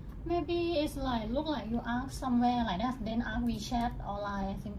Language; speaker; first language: English; non-native, learner; Thai